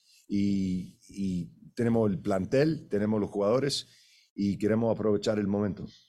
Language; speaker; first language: Spanish; native; Spanish